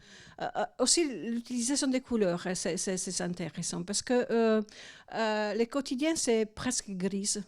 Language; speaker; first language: French; non-native, fluent; Italian